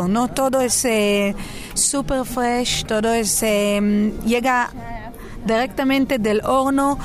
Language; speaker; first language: Spanish; non-native, fluent; Hebrew